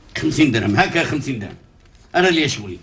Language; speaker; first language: Arabic; native; Arabic